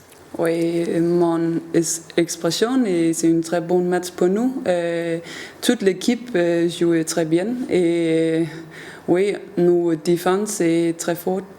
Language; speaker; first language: French; non-native, learner; Danish